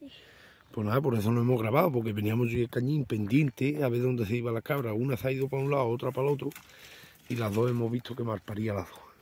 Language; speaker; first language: Spanish; native; Spanish